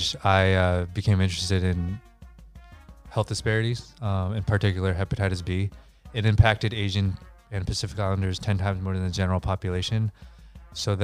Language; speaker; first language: English; native; English